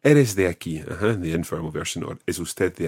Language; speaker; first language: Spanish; non-native, fluent; English